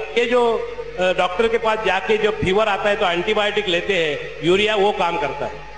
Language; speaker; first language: Hindi; non-native, local second language; Marathi